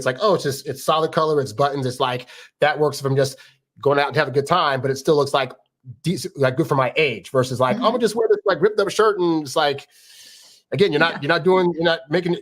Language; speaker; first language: English; native; English